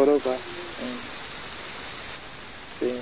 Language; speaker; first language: Spanish; non-native, learner; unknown